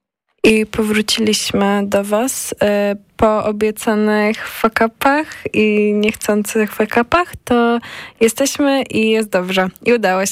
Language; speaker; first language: Polish; native; Polish